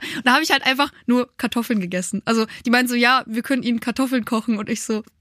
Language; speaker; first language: German; early bilingual, other home language; Polish